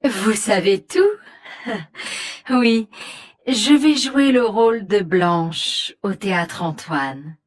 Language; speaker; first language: French; native; French